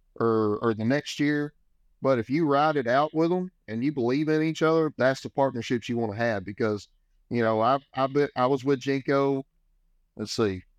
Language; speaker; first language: English; native; English